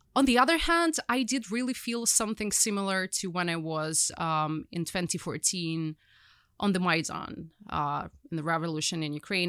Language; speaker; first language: English; non-native, fluent; Ukrainian